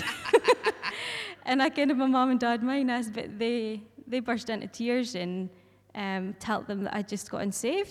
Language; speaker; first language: English; native; English